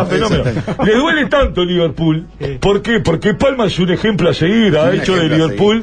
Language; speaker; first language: Spanish; native; Spanish